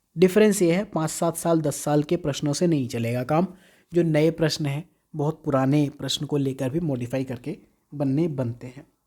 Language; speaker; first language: Hindi; native; Hindi